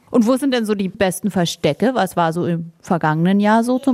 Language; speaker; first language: German; native; German